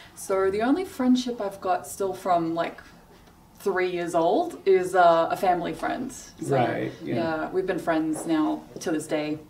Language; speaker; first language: English; native; English